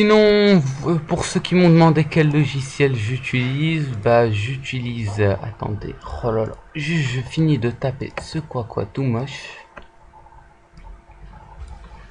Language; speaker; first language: French; native; French